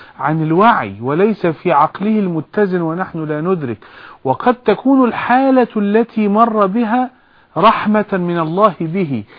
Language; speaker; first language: Arabic; native; Arabic